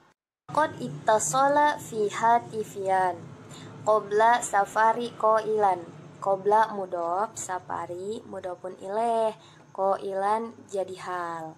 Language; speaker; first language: Arabic; non-native, learner; Indonesian